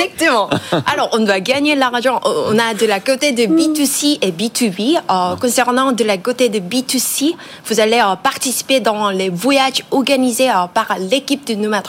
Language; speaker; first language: French; non-native, learner; Korean